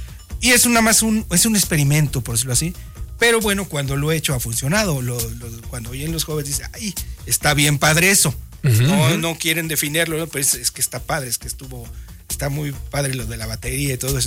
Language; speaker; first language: Spanish; native; Spanish